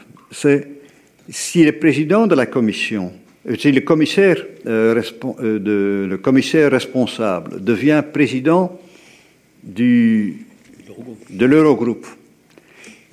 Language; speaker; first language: French; native; French